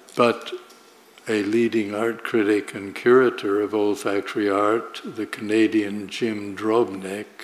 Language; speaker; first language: English; native; English